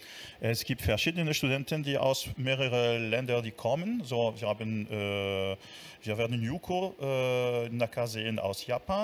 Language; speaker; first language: German; non-native, fluent; French